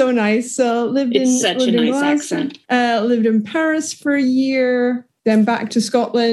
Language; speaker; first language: English; non-native, fluent; Swedish